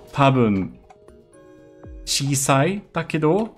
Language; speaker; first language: Japanese; non-native, learner; Swedish